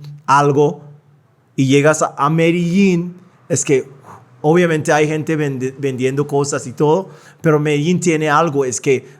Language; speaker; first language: Spanish; non-native, fluent; English